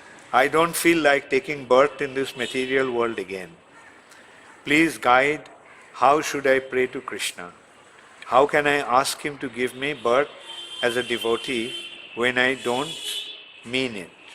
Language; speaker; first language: English; non-native, local second language; Bangla